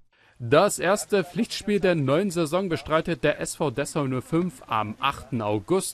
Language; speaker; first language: German; native; German